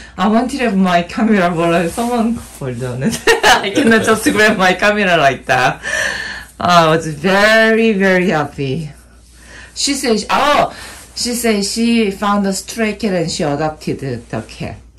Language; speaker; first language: English; non-native, learner; Korean